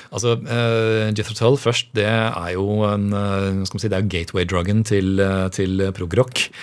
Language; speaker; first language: Norwegian; native; Norwegian